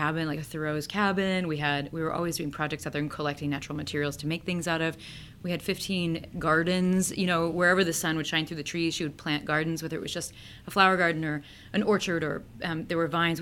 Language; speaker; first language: English; native; English